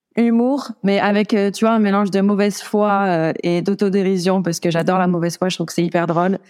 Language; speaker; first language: French; native; French